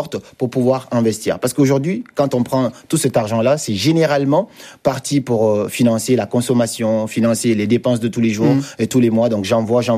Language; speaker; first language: French; non-native, local second language; Fula